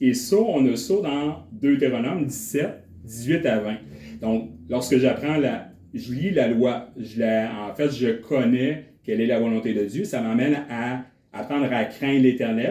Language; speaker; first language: French; native; French